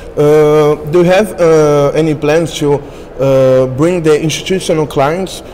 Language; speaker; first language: English; non-native, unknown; Portuguese